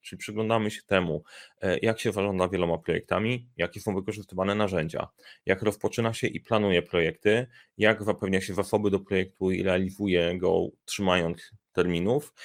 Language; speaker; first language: Polish; native; Polish